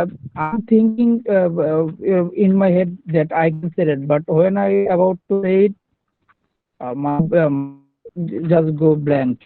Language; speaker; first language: English; non-native, learner; Bangla